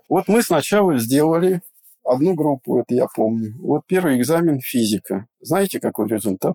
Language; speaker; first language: Russian; native; Russian